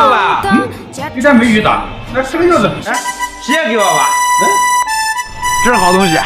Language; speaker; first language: Chinese; native; Chinese